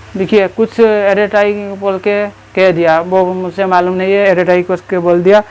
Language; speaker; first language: Hindi; non-native, local second language; Bangla